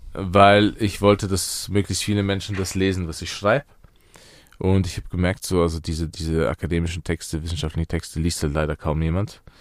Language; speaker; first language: German; early bilingual, other home language; Persian